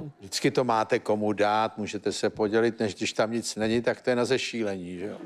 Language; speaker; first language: Czech; native; Czech